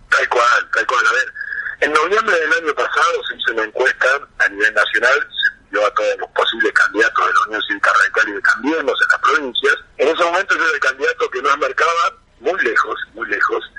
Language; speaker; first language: Spanish; native; Spanish